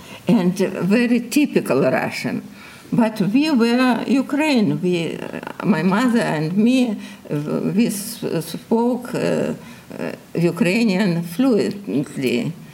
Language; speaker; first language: English; non-native, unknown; Russian